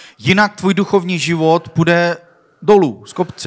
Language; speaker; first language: Czech; non-native, learner; Swedish